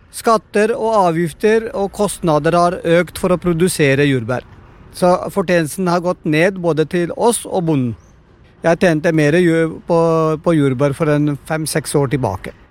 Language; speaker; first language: Norwegian; non-native, fluent; Punjabi